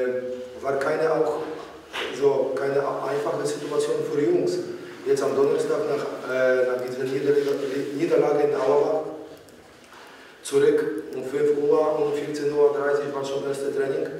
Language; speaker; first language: German; non-native, learner; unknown